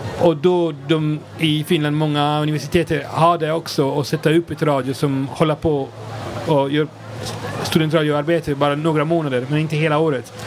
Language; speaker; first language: Swedish; non-native, fluent; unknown